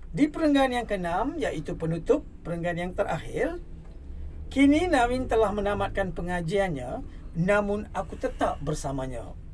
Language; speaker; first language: Malay; non-native, local second language; Tamil